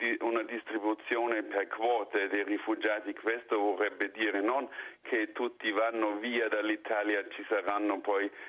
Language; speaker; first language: Italian; non-native, fluent; German